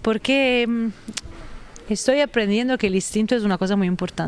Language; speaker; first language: Spanish; non-native, fluent; Italian